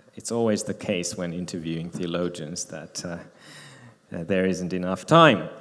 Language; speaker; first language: English; non-native, fluent; Finnish